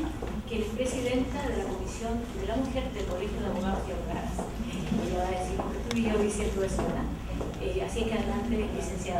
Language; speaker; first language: Spanish; native; Spanish